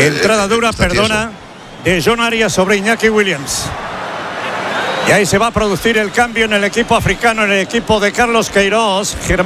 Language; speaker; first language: Spanish; native; Spanish